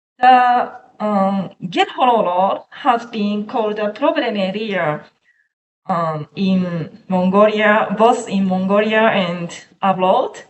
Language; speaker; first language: English; non-native, learner; Japanese